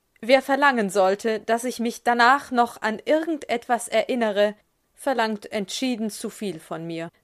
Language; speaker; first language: German; native; German